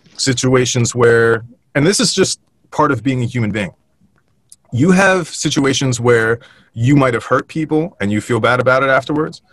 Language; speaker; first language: English; native; English